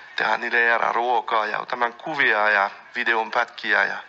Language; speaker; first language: Finnish; non-native, fluent; French